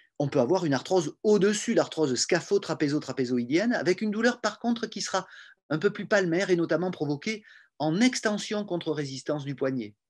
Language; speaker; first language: French; native; French